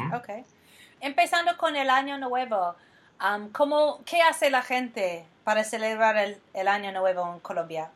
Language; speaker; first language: Spanish; non-native, fluent; English